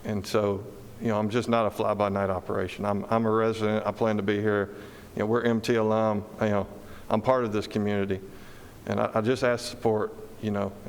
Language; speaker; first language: English; native; English